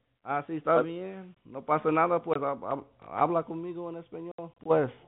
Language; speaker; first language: Spanish; non-native, learner; English